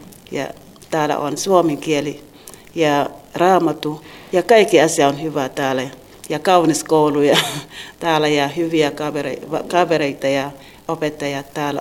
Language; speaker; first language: Finnish; non-native, learner; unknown